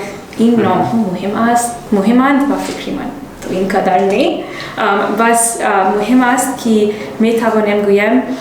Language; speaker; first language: Persian; non-native, learner; English